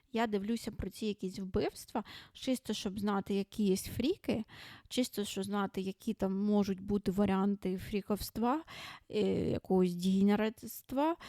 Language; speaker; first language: Ukrainian; non-native, local second language; Russian